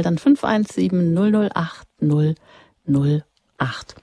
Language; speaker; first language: German; native; German